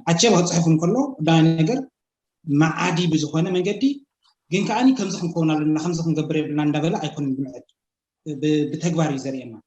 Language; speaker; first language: Tigrinya; native; Tigrinya